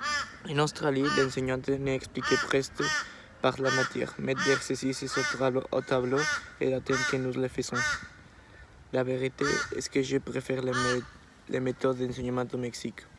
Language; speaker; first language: French; non-native, learner; Spanish